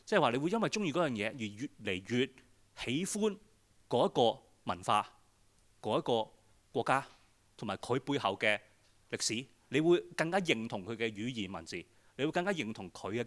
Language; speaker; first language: Cantonese; native; Cantonese